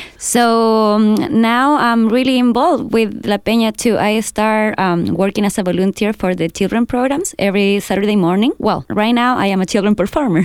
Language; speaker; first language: English; non-native, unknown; Spanish